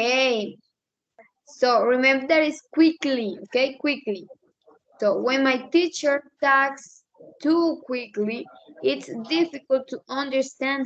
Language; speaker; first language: English; non-native, learner; Spanish